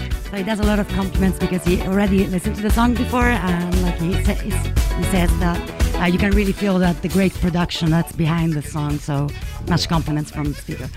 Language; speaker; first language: English; non-native, fluent; Italian